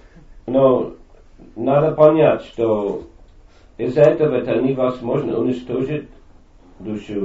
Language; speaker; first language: Russian; non-native, fluent; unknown